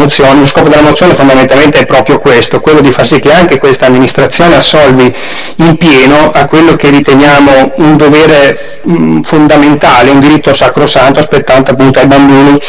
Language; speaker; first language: Italian; native; Italian